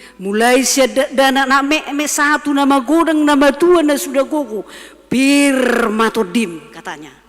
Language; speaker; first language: Indonesian; non-native, local second language; Batak Toba